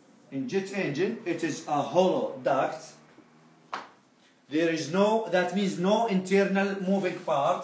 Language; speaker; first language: English; non-native, fluent; Arabic